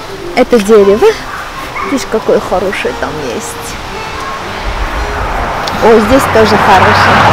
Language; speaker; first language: Russian; non-native, fluent; Armenian